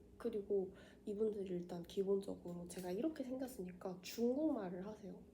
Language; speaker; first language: Korean; native; Korean